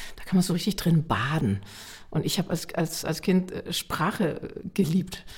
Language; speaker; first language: German; native; German